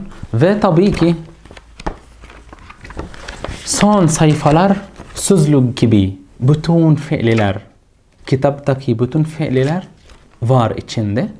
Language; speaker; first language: Turkish; non-native, fluent; Arabic